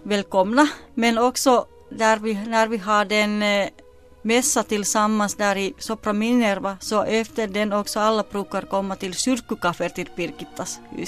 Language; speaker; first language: Swedish; non-native, local second language; Finnish